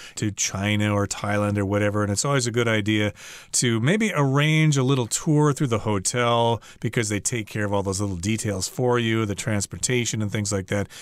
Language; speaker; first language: English; native; English